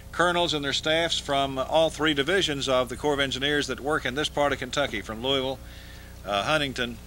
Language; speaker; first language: English; native; English